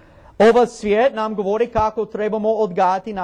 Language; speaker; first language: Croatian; non-native, learner; English